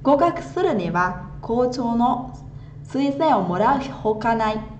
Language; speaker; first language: Japanese; non-native, fluent; Vietnamese